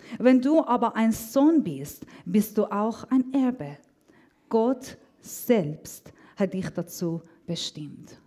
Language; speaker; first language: German; non-native, fluent; Persian